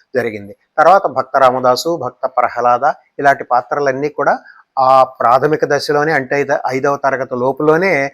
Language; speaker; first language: Telugu; native; Telugu